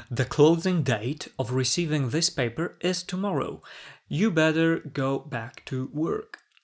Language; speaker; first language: English; non-native, fluent; Polish